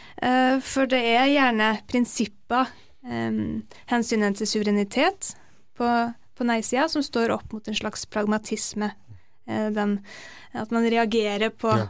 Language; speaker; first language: Norwegian; native; Norwegian